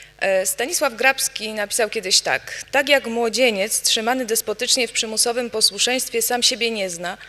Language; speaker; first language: Polish; native; Polish